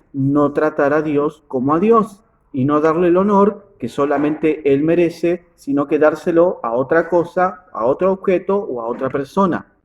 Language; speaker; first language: Spanish; native; Spanish